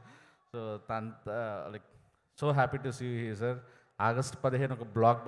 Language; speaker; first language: Telugu; non-native, learner; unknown